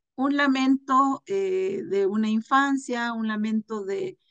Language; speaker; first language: Spanish; non-native, local second language; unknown